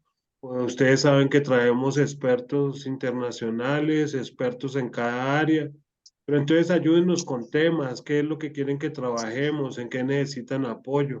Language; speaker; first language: Spanish; native; Spanish